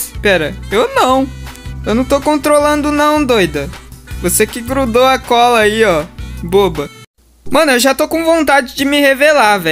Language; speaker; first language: Portuguese; native; Portuguese